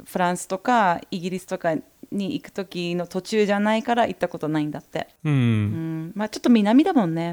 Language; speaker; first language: Japanese; early bilingual, heritage; Japanese